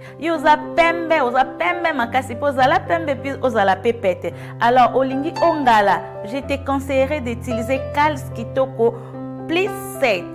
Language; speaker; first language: French; non-native, local second language; Lingala